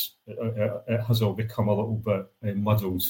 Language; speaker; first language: English; native; English